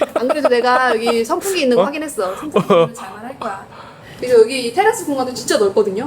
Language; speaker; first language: Korean; native; Korean